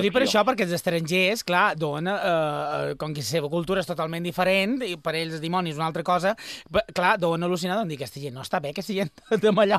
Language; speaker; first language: Catalan; native; Catalan